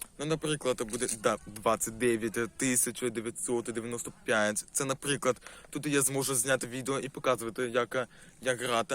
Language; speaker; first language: Ukrainian; non-native, local second language; Russian